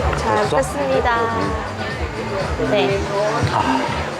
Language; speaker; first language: Korean; non-native, learner; Vietnamese